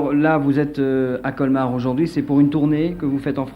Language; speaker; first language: French; native; French